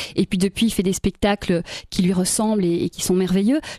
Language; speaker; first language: French; native; French